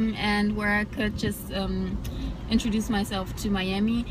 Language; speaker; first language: English; early bilingual, other home language; German